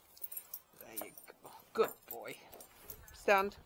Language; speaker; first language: English; native; English